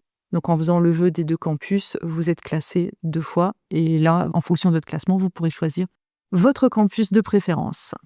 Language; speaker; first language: French; native; French